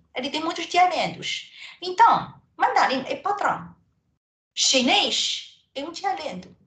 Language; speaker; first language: Portuguese; non-native, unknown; Chinese